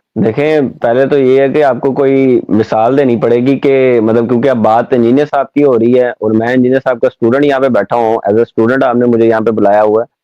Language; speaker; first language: Urdu; non-native, local second language; Punjabi